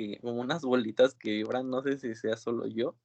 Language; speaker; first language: Spanish; native; Spanish